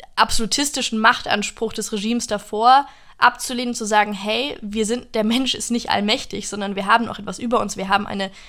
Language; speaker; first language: German; non-native, fluent; English